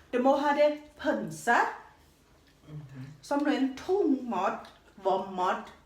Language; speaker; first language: Norwegian; non-native, learner; Thai